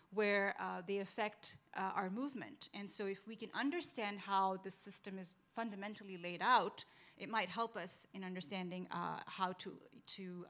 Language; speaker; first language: English; non-native, local second language; Urdu